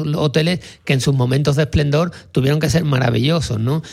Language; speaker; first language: Spanish; native; Spanish